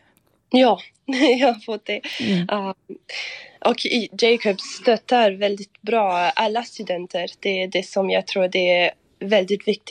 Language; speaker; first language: Swedish; non-native, fluent; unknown